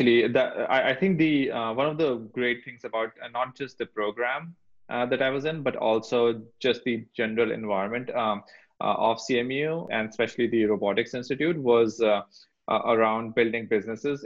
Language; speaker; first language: English; non-native, local second language; Hindi